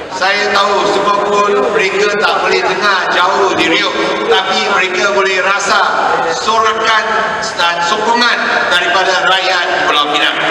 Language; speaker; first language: Malay; non-native, local second language; Chinese